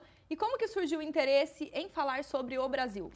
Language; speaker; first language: Portuguese; native; Portuguese